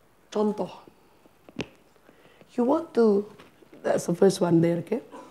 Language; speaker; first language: English; non-native, fluent; Indonesian